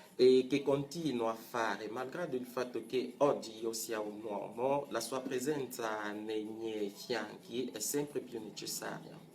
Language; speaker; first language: Italian; non-native, fluent; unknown